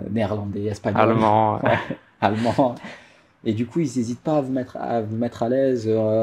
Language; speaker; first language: French; native; French